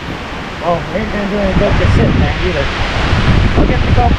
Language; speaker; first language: English; native; English